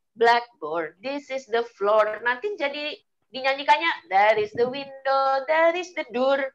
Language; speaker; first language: English; non-native, fluent; Indonesian